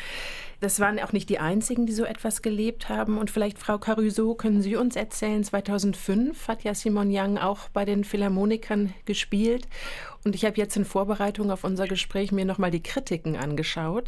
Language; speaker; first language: German; native; German